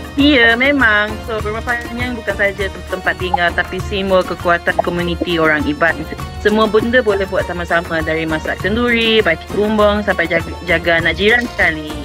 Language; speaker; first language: Malay; non-native, local second language; Iban